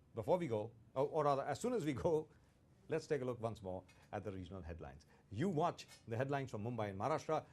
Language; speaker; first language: English; non-native, local second language; Hindi